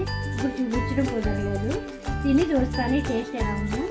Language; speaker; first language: Telugu; native; Telugu